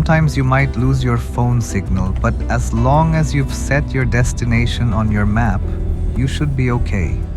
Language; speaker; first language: English; non-native, local second language; Sinhala